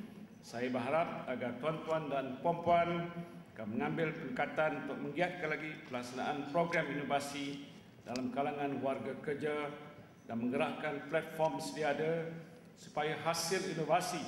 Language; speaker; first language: Malay; native; Malay